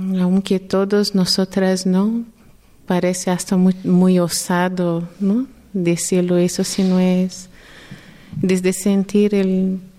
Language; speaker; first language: Spanish; non-native, fluent; Portuguese